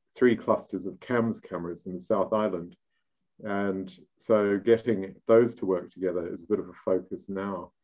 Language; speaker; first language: English; native; English